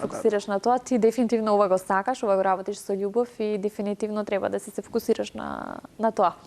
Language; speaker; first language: Macedonian; native; Macedonian